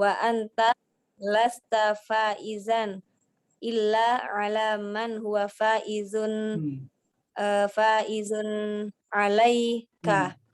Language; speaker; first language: Arabic; non-native, learner; Indonesian